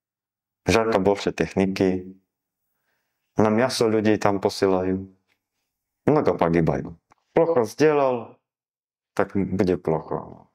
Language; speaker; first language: Russian; non-native, learner; Slovak